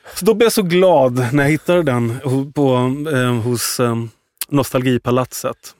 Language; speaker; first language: Swedish; native; Swedish